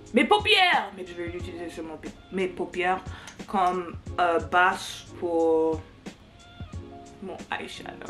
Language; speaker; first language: French; non-native, learner; English